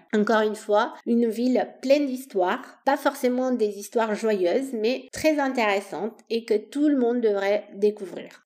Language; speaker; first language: French; non-native, fluent; Romanian